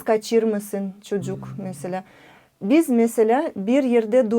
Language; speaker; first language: Turkish; non-native, learner; Russian